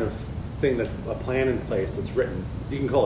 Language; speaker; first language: English; native; English